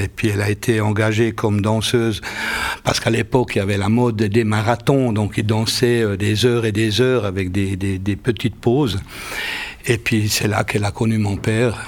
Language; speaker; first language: French; native; French